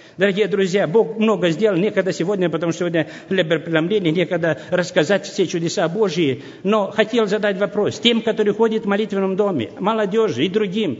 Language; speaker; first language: Russian; non-native, local second language; Romanian